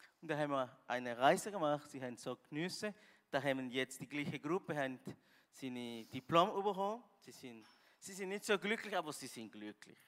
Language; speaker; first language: German; non-native, learner; Spanish